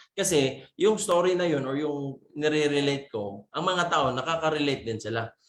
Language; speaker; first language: Filipino; non-native, local second language; Cebuano